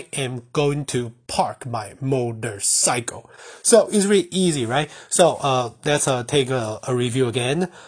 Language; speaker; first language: English; non-native, fluent; Chinese